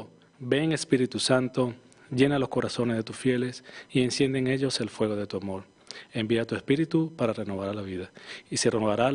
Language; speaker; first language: Spanish; native; Spanish